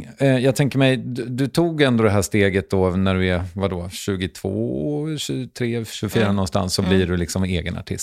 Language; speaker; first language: Swedish; native; Swedish